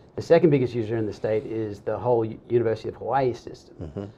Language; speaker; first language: English; native; English